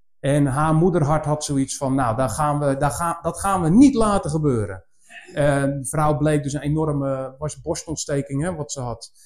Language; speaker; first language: Dutch; native; Dutch